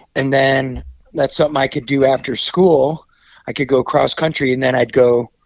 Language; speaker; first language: English; native; English